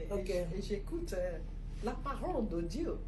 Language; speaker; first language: French; non-native, fluent; Igbo